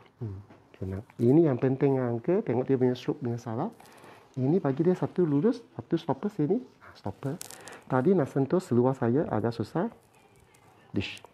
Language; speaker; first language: Malay; non-native, local second language; Chinese